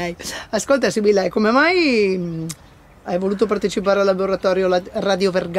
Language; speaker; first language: Italian; native; Italian